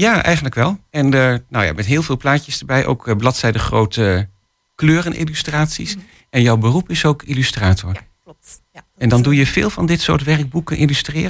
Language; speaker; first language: Dutch; native; Dutch